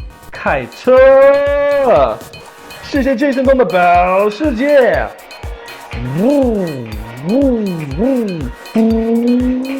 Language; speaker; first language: Chinese; non-native, learner; English